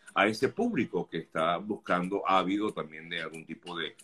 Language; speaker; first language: Spanish; native; Spanish